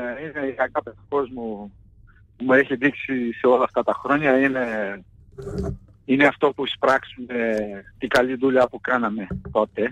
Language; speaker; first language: Greek; non-native, fluent; Portuguese